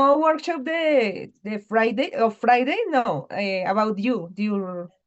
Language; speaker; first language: English; non-native, learner; Spanish